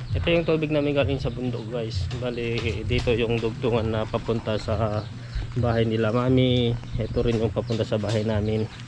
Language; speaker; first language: Filipino; native; Filipino